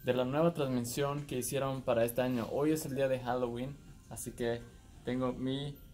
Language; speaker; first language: Spanish; early bilingual, heritage; Spanish